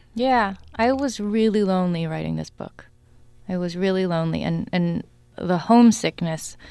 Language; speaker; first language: English; native; English